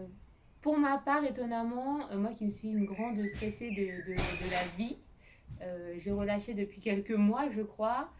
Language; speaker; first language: French; native; French